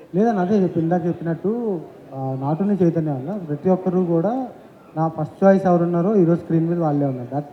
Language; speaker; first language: Telugu; native; Telugu